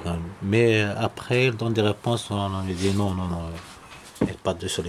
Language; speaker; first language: French; non-native, learner; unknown